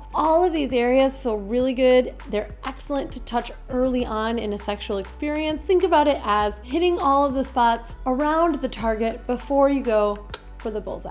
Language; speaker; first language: English; native; English